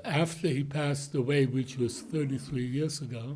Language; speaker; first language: English; non-native, fluent; German